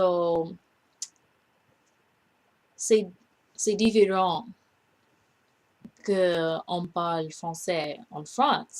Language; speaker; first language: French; non-native, learner; English